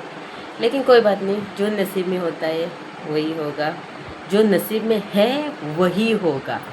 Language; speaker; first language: Hindi; non-native, local second language; Konkani